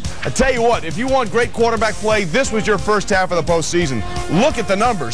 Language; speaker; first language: English; native; English